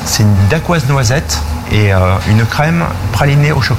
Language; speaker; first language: French; native; French